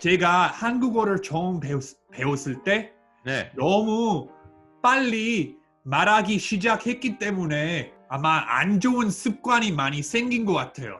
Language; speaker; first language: Korean; non-native, fluent; English